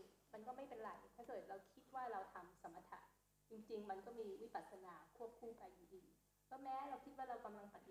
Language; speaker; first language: Thai; non-native, fluent; English